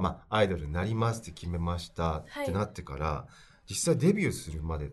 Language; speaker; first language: Japanese; native; Japanese